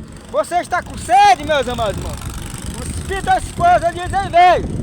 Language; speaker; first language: Portuguese; native; Portuguese